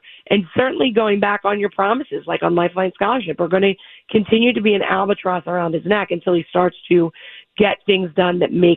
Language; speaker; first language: English; native; English